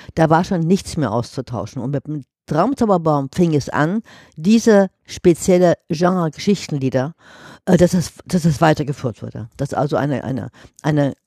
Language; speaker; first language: German; native; German